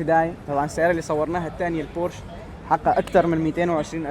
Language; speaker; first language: Arabic; native; Arabic